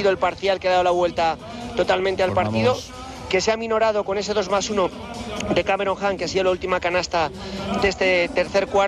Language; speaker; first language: Spanish; native; Spanish